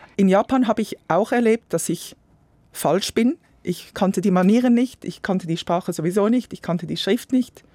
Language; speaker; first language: German; native; German